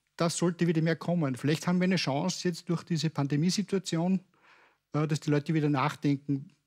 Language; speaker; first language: German; native; German